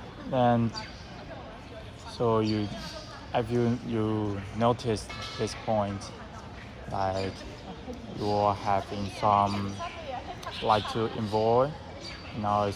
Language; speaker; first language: English; non-native, learner; Chinese